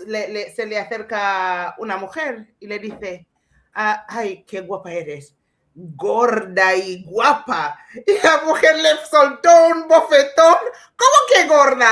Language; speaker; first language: Spanish; non-native, fluent; English